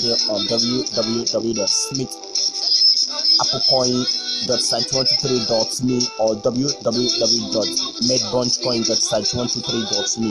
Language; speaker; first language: English; non-native, local second language; Ibibio